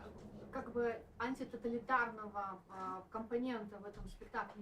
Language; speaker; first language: Russian; native; Russian